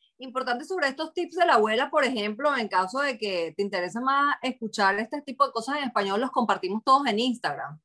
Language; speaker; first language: Spanish; native; Spanish